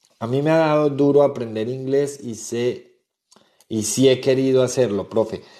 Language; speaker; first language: Spanish; native; Spanish